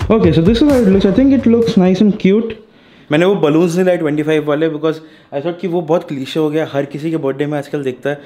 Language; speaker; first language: Hindi; non-native, local second language; Marathi